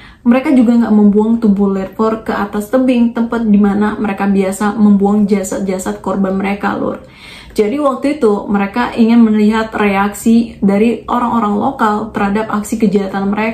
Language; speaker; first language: Indonesian; native; Indonesian